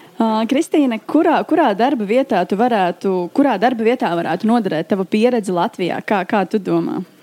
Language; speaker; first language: Latvian; native; Latvian